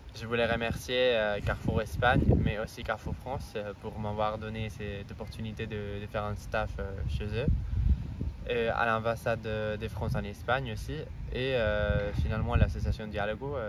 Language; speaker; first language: French; non-native, fluent; Spanish